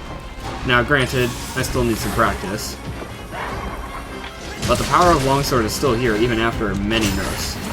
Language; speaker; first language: English; native; English